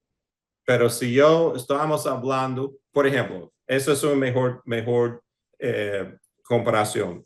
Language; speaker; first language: Spanish; non-native, fluent; English